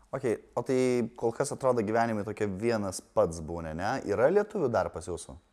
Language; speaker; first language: Lithuanian; native; Lithuanian